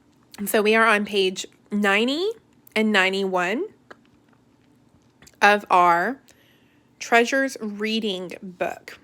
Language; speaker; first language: English; native; English